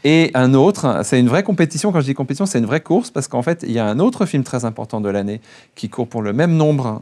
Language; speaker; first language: French; native; French